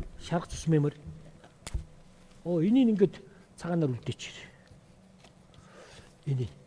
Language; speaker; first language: Mongolian; native; Mongolian